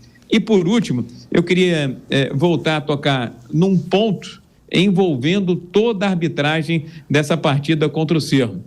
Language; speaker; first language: Portuguese; native; Portuguese